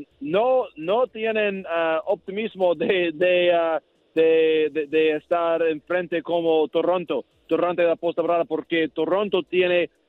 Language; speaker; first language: Spanish; non-native, learner; English